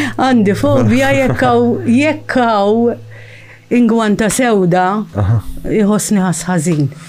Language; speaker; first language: Maltese; early bilingual, heritage; Maltese